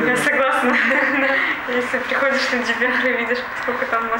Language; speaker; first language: Russian; native; Russian